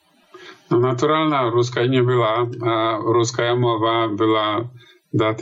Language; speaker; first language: Polish; non-native, learner; Belarusian